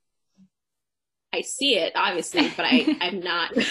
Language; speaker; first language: English; native; English